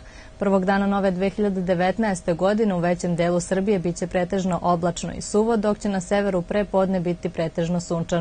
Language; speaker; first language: Serbian; native; Serbian